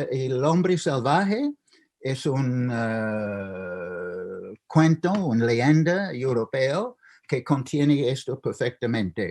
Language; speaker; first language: Spanish; non-native, fluent; English